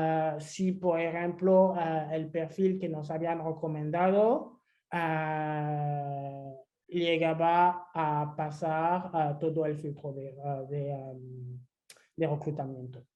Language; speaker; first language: Spanish; non-native, fluent; French